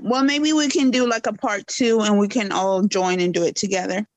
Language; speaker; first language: English; early bilingual, other home language; Spanish